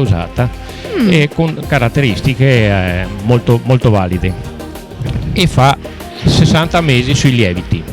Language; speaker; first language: Italian; native; Italian